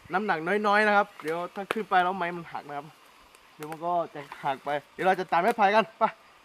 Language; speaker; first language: Thai; non-native, local second language; Akha